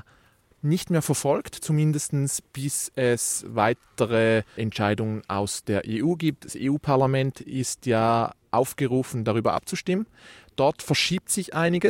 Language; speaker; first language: German; native; German